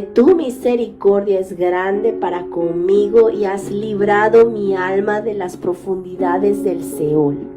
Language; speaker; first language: Spanish; native; Spanish